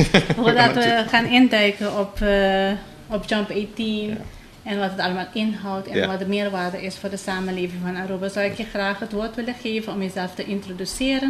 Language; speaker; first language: Dutch; non-native, local second language; Papiamento